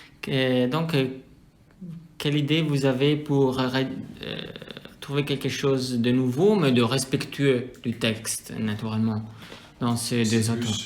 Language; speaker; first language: French; non-native, fluent; Italian